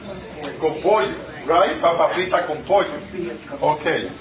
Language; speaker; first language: Spanish; non-native, fluent; English